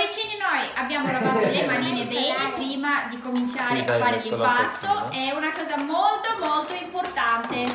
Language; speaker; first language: Italian; native; Italian